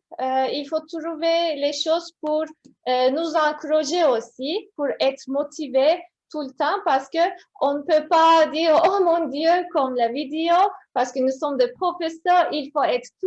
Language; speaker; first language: French; non-native, fluent; Turkish